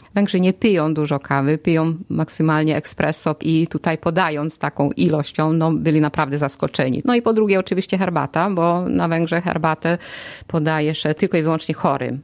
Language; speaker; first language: Polish; non-native, fluent; Hungarian